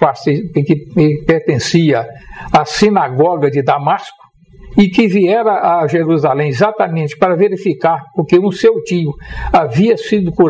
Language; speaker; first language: Portuguese; native; Portuguese